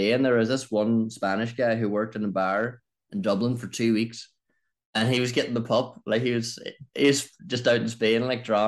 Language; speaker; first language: English; native; English